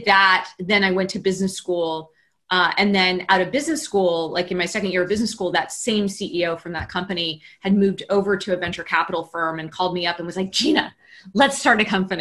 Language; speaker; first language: English; native; English